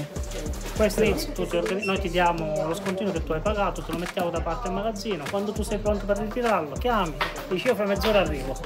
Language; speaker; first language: Italian; native; Italian